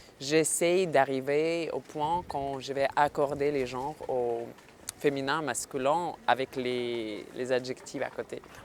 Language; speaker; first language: French; non-native, fluent; Ukrainian